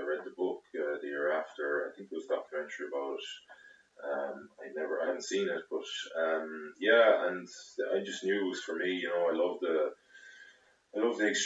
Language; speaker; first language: English; native; English